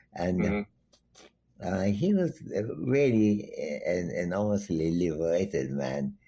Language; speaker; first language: English; non-native, local second language; Bangla